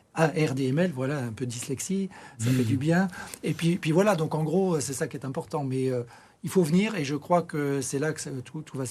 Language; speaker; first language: French; native; French